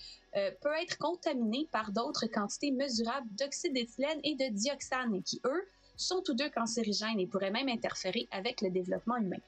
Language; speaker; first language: French; native; French